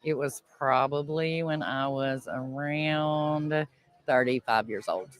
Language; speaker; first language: English; native; English